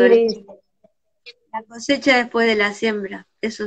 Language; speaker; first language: Spanish; native; Spanish